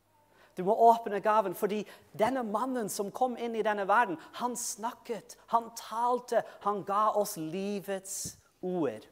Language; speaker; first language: Norwegian; non-native, fluent; English